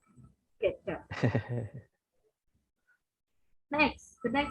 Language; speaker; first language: English; non-native, fluent; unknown